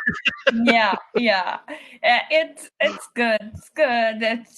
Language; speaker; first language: English; non-native, learner; Portuguese